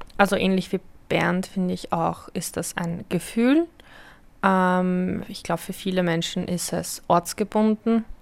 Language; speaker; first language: German; early bilingual, other home language; Polish